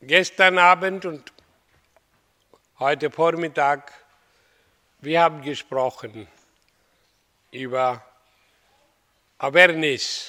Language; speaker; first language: German; non-native, fluent; Hindi